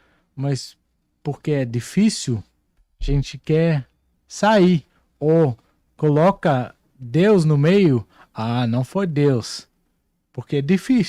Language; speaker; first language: Portuguese; non-native, fluent; Dutch